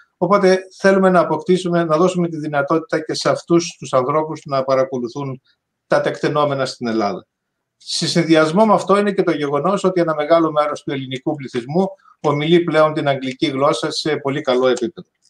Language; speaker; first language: Greek; native; Greek